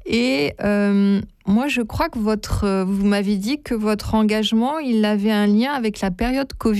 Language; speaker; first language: French; native; French